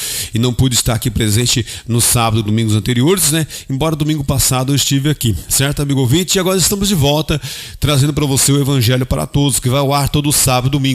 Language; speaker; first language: Portuguese; native; Portuguese